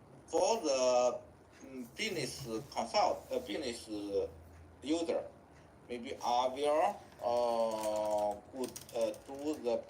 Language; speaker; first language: English; non-native, learner; Chinese